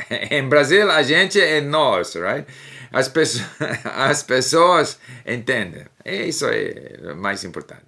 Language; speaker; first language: Portuguese; non-native, learner; English